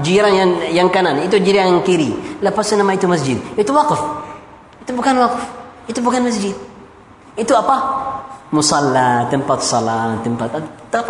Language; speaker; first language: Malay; non-native, fluent; Arabic